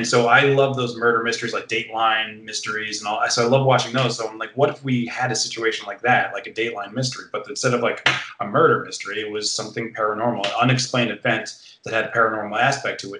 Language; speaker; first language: English; native; English